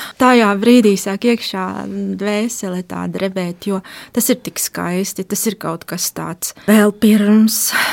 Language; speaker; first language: Latvian; native; Latvian